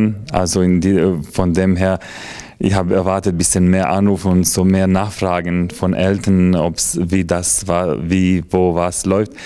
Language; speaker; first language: German; non-native, fluent; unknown